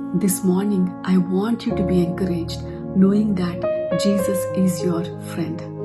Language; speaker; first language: English; non-native, local second language; Telugu